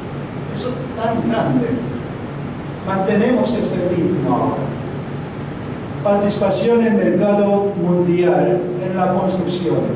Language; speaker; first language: Spanish; non-native, learner; Korean